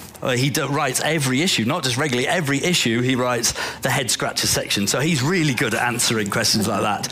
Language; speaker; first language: English; native; English